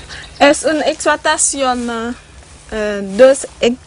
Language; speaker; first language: Spanish; non-native, learner; French